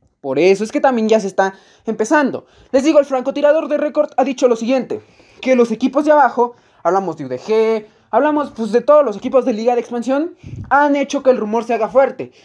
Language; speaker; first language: Spanish; native; Spanish